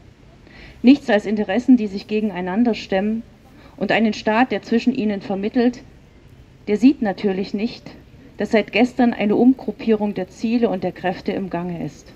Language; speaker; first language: German; native; German